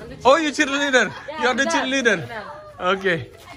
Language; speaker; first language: English; non-native, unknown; Indonesian